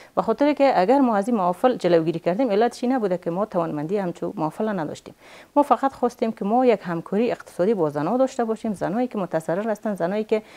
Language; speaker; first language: Persian; native; Persian